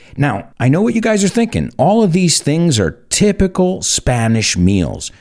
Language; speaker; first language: English; early bilingual, other home language; Spanish